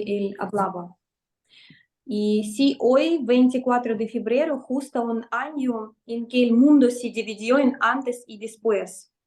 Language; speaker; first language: Spanish; non-native, fluent; Russian